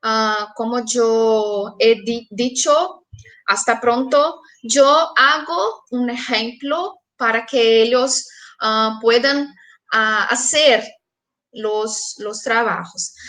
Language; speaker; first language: Spanish; non-native, fluent; Portuguese